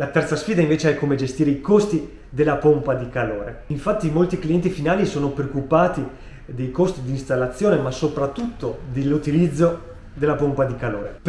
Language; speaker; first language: Italian; native; Italian